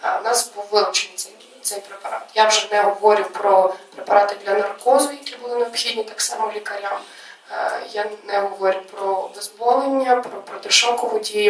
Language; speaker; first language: Ukrainian; native; Ukrainian